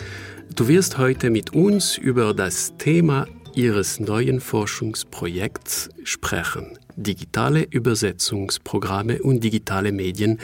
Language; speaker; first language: German; non-native, fluent; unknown